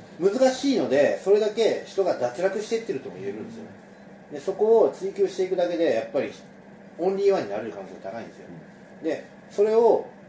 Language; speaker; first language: Japanese; native; Japanese